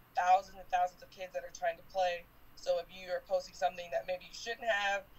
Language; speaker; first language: English; native; English